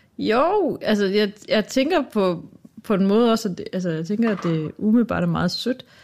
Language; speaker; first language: Danish; native; Danish